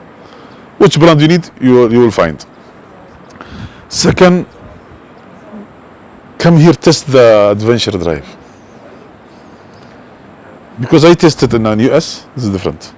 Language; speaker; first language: English; non-native, learner; Arabic